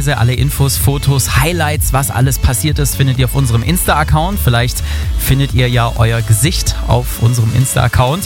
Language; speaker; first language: German; native; German